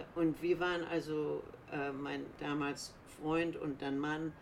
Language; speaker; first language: German; native; German